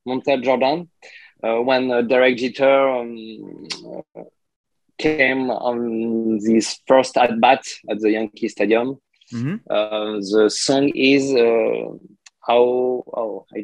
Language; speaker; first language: English; non-native, learner; French